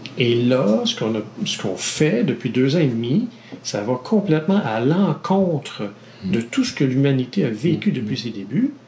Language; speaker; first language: French; native; French